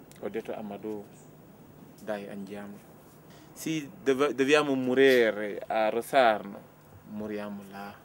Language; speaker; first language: Italian; non-native, learner; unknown